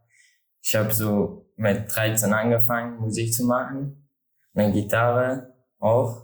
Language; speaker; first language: German; non-native, learner; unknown